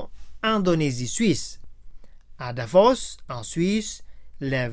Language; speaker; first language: French; non-native, fluent; Indonesian